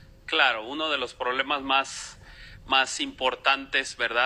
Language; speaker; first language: Spanish; native; Spanish